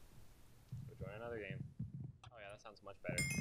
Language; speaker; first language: English; native; English